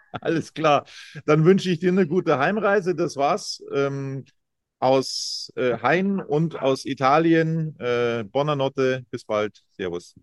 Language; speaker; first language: German; native; German